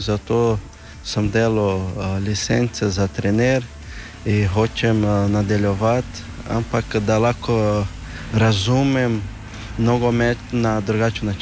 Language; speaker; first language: Slovenian; non-native, learner; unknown